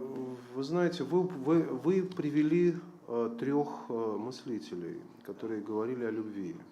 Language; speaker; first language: Russian; native; Russian